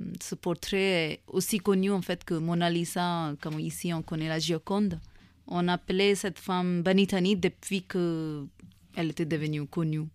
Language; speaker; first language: French; non-native, fluent; Hindi